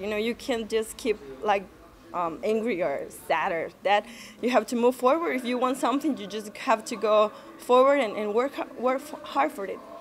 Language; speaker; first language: English; non-native, fluent; Spanish